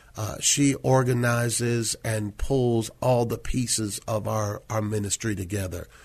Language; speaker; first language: English; native; English